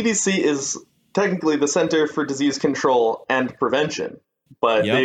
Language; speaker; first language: English; native; English